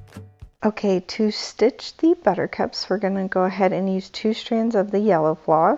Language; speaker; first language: English; native; English